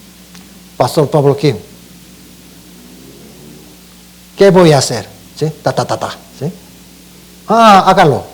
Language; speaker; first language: Spanish; non-native, learner; Korean